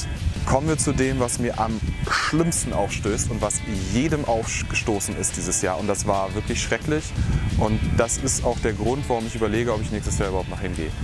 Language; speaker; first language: German; native; German